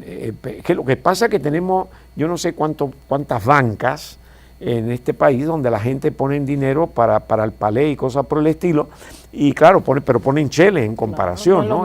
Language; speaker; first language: Spanish; native; Spanish